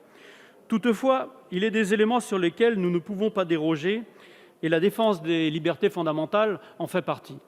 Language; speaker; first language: French; native; French